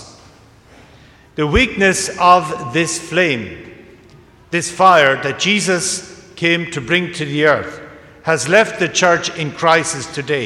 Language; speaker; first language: English; native; English